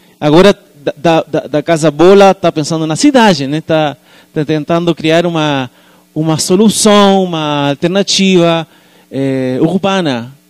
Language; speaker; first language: Portuguese; non-native, fluent; Spanish